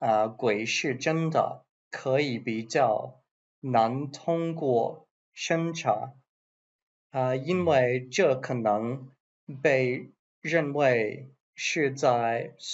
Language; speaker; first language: Chinese; non-native, learner; English